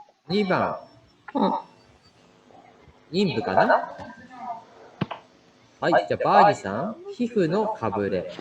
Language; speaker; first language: Japanese; native; Japanese